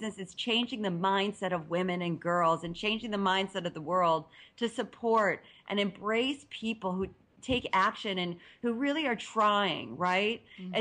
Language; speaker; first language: English; native; English